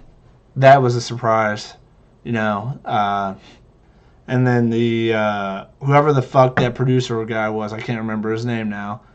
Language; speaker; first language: English; native; English